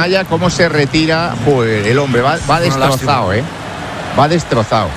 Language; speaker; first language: Spanish; native; Spanish